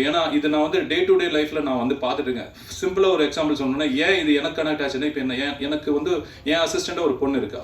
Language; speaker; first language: Tamil; native; Tamil